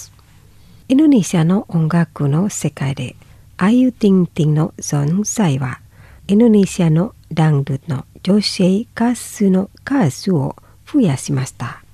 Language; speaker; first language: Japanese; non-native, fluent; Indonesian